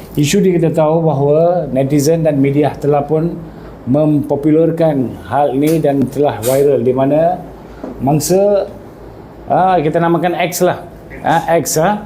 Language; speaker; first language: Malay; non-native, local second language; Tamil